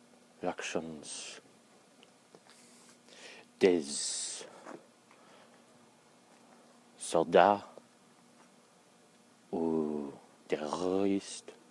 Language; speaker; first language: French; non-native, learner; English